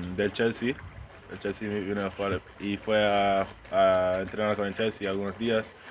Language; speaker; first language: Spanish; non-native, fluent; English